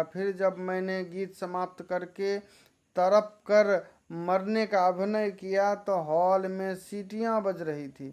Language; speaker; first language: Hindi; native; Hindi